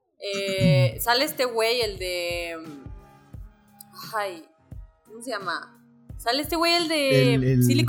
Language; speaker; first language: Spanish; native; Spanish